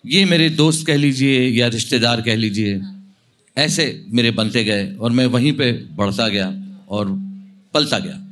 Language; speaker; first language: Hindi; non-native, local second language; Marathi